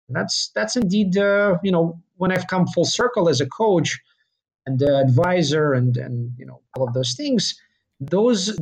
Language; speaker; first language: English; early bilingual, other home language; Russian